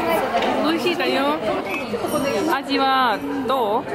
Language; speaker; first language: Japanese; non-native, learner; Danish